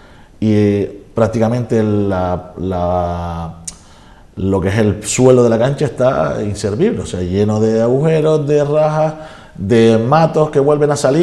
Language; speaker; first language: Spanish; native; Spanish